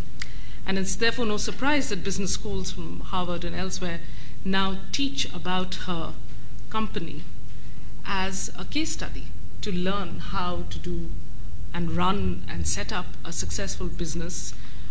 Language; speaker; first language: English; non-native, local second language; Bangla